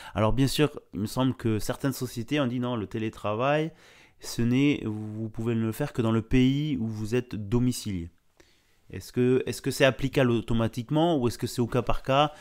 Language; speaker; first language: French; native; French